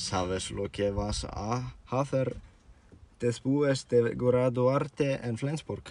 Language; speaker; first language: Spanish; non-native, learner; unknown